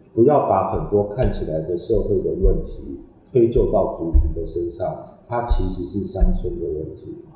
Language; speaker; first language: Chinese; native; Chinese